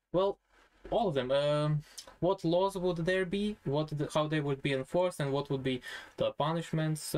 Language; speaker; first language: English; non-native, fluent; Croatian